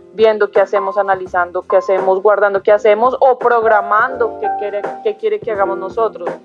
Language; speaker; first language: Spanish; native; Spanish